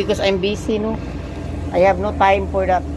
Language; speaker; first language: English; non-native, learner; Cebuano